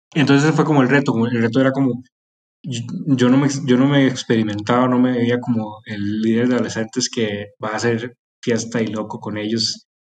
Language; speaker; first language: Spanish; native; Spanish